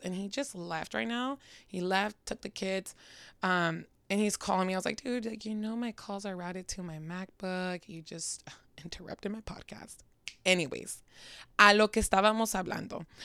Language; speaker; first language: English; early bilingual, other home language; Spanish